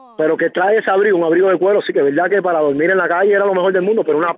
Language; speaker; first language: Spanish; native; Spanish